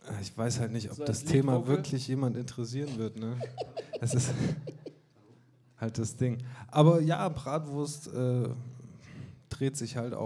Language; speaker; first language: German; non-native, learner; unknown